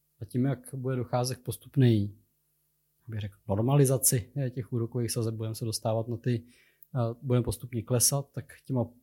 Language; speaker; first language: Czech; native; Czech